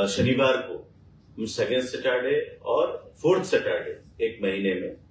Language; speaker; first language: Hindi; non-native, local second language; Bangla